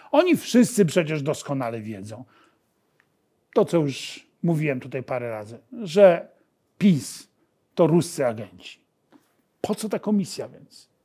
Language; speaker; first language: Polish; native; Polish